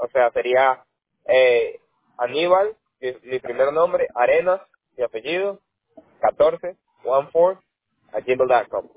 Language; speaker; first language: Spanish; native; Spanish